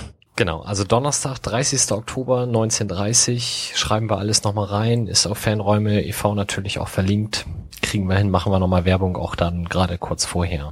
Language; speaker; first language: German; native; German